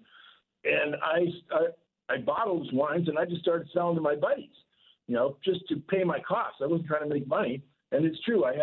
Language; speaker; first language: English; native; English